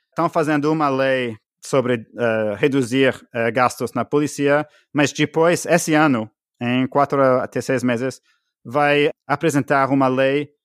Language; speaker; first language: Portuguese; non-native, fluent; English